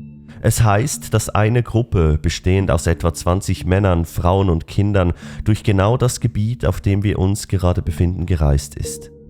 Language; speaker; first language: German; native; German